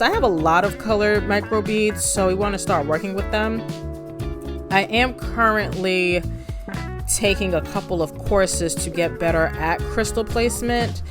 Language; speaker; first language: English; native; English